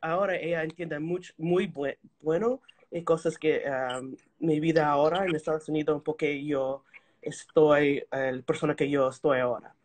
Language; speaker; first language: Spanish; early bilingual, heritage; Spanish